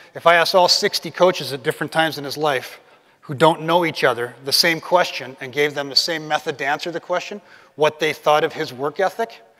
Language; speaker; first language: English; native; English